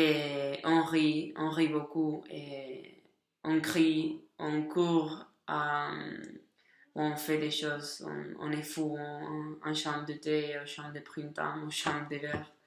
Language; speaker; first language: French; non-native, learner; Catalan